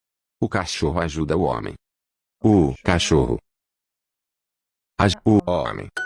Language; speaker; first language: Portuguese; non-native, learner; English